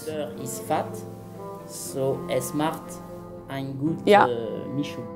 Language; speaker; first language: German; non-native, learner; French